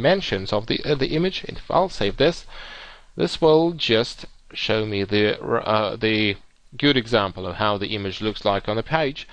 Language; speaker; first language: English; non-native, fluent; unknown